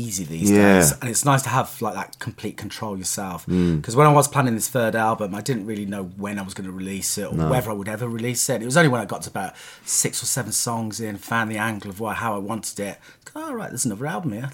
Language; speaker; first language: English; native; English